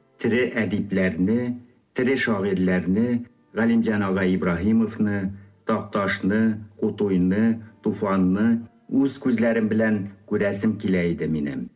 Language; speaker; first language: Tatar; early bilingual, heritage; Tatar